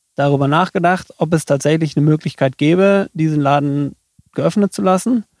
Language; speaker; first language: German; native; German